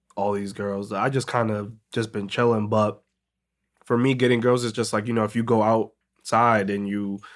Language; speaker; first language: English; native; English